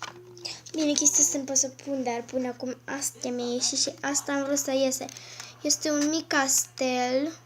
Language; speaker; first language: Romanian; native; Romanian